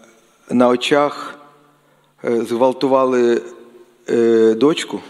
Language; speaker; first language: Czech; non-native, learner; Ukrainian